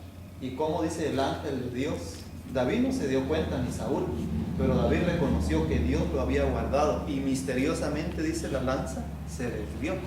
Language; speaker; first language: Spanish; native; Spanish